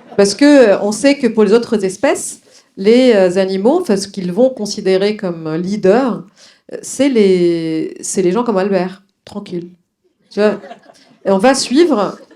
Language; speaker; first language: French; non-native, local second language; Arabic